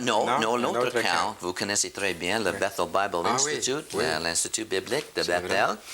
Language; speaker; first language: French; non-native, learner; English